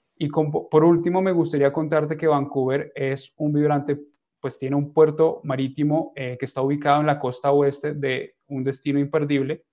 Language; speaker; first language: Spanish; native; Spanish